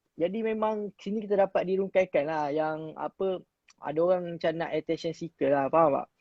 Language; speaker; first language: Malay; native; Malay